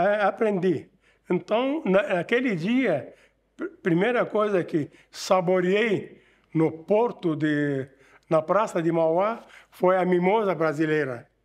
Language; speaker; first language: Portuguese; non-native, fluent; Arabic